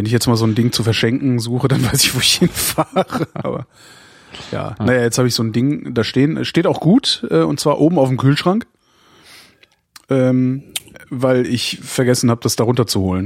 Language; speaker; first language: German; native; German